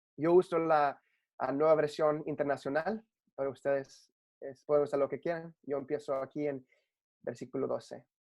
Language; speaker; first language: Spanish; early bilingual, heritage; Spanish